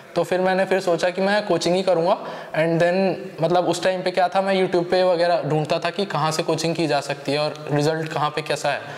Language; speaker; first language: Hindi; native; Hindi